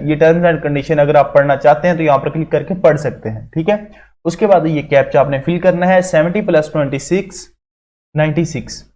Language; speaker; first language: Urdu; non-native, local second language; Punjabi